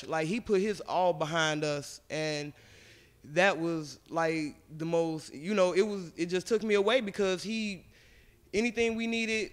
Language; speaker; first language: English; native; English